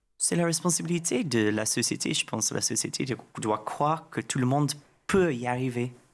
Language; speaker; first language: French; non-native, fluent; English